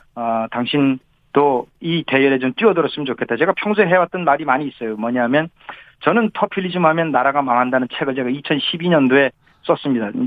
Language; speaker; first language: Korean; native; Korean